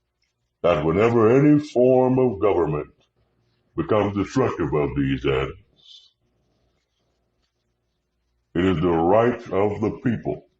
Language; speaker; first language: English; native; English